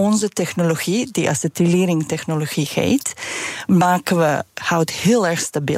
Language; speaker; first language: Dutch; non-native, fluent; Serbian